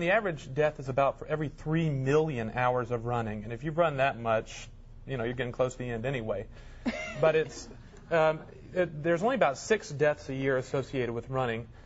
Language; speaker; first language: English; native; English